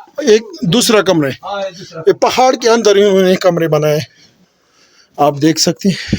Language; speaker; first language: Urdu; non-native, local second language; Pashto